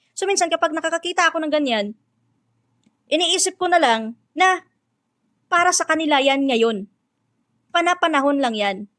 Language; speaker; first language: Filipino; non-native, local second language; Hiligaynon